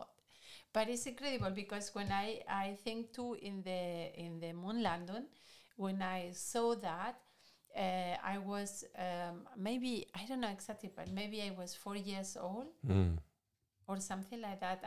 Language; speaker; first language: English; non-native, fluent; Spanish